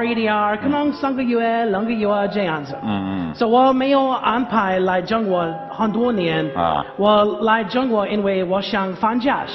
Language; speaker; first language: Chinese; non-native, learner; English